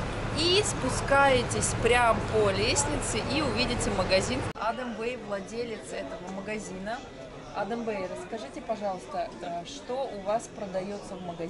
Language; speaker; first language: Russian; native; Russian